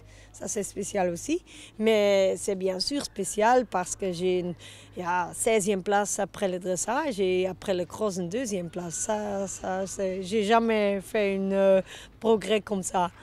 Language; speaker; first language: French; non-native, local second language; Dutch